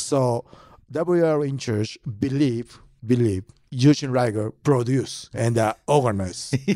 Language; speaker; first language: English; non-native, learner; Japanese